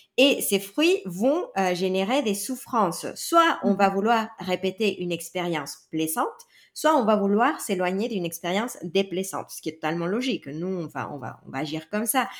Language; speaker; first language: French; non-native, fluent; Spanish